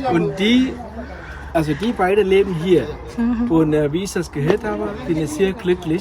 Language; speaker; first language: German; non-native, fluent; Tamil